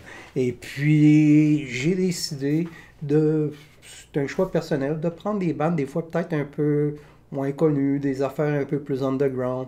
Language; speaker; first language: French; native; French